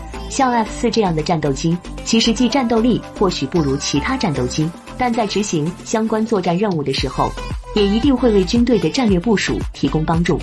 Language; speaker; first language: Chinese; native; Chinese